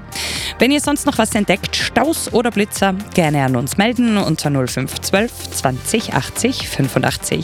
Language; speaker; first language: German; native; German